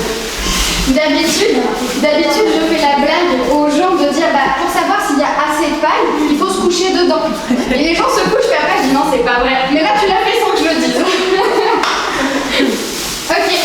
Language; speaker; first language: French; native; French